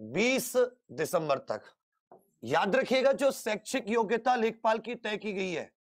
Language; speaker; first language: Hindi; native; Hindi